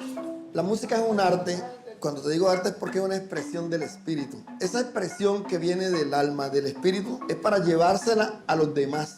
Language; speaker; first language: Spanish; native; Spanish